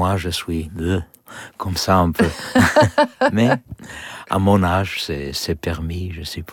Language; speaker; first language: French; non-native, learner; English